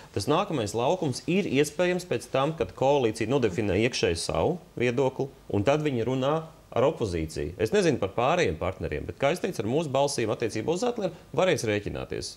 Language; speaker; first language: Latvian; native; Latvian